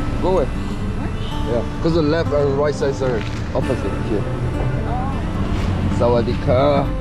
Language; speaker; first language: English; non-native, learner; Korean